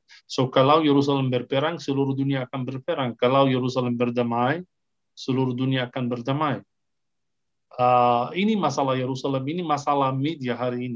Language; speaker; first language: Indonesian; non-native, fluent; Arabic